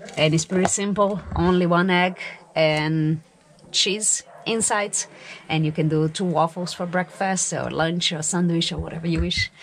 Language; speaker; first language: English; non-native, fluent; Portuguese